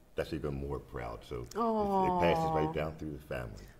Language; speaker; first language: English; native; English